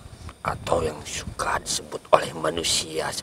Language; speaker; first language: Indonesian; native; Indonesian